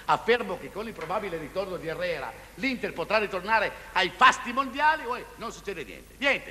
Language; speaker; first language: Italian; native; Italian